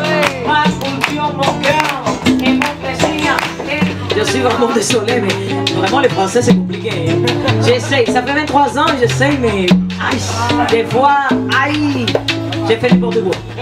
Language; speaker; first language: French; non-native, fluent; Spanish